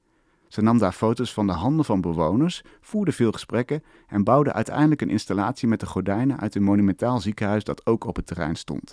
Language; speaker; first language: Dutch; native; Dutch